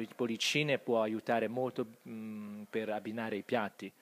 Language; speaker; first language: Italian; non-native, fluent; Chinese